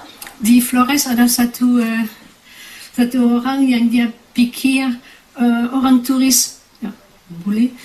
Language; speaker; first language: Indonesian; non-native, fluent; French